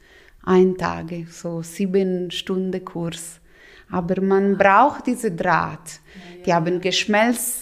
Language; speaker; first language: German; non-native, local second language; Italian